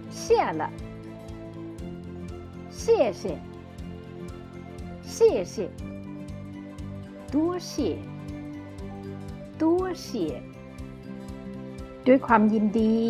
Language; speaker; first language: Chinese; non-native, fluent; Thai